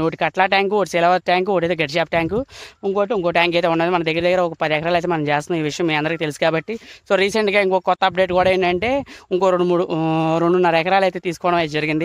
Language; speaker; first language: Telugu; native; Telugu